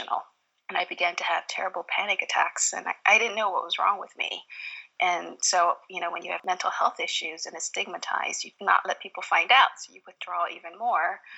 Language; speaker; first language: English; native; English